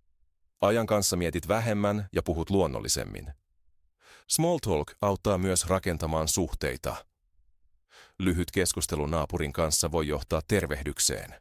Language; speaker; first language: Finnish; non-native, fluent; Spanish